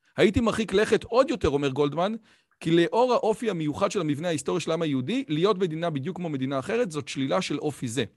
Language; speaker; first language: Hebrew; native; Hebrew